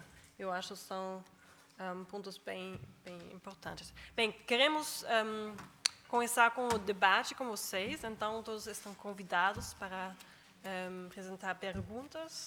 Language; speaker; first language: Portuguese; non-native, fluent; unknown